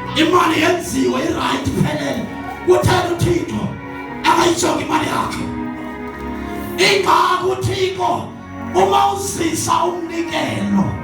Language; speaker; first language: Zulu; non-native, local second language; Xhosa